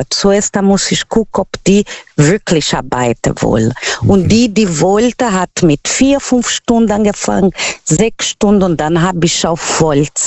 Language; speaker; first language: German; non-native, learner; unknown